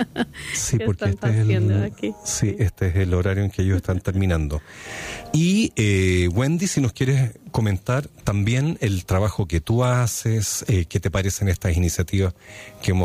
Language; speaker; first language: Spanish; native; Spanish